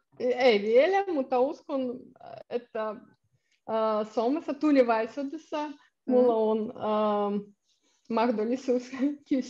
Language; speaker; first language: Finnish; non-native, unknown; Russian